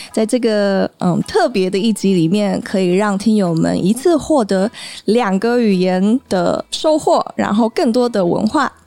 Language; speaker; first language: Chinese; early bilingual, heritage; Chinese